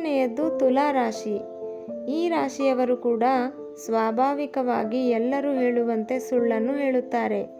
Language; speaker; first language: Kannada; native; Kannada